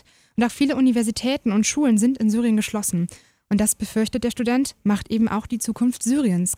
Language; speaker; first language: German; native; German